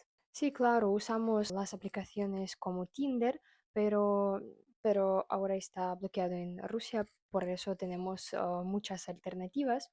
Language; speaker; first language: Spanish; non-native, fluent; Russian